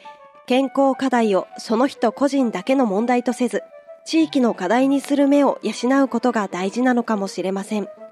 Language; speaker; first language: Japanese; native; Japanese